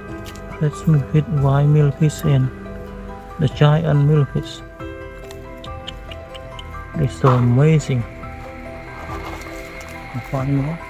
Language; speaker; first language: English; non-native, learner; Khmer